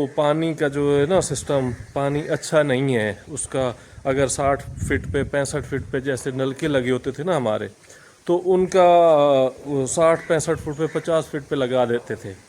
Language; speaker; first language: Urdu; non-native, local second language; Punjabi